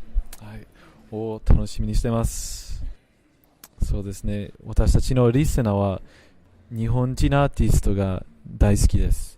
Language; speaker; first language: Japanese; non-native, fluent; English